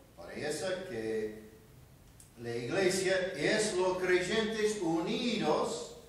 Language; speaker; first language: Spanish; non-native, fluent; English